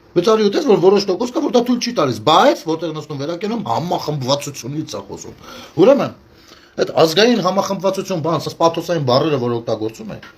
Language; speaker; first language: Armenian; native; Armenian